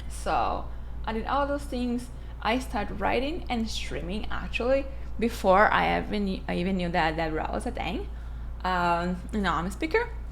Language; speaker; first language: English; non-native, fluent; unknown